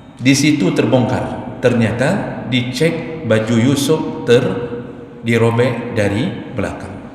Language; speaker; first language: Malay; non-native, local second language; Achinese